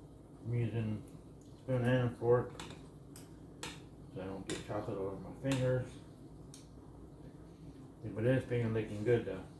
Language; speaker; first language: English; native; English